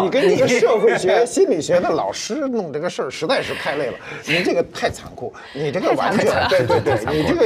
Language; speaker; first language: Chinese; native; Chinese